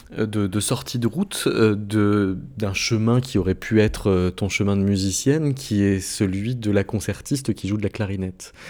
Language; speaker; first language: French; native; French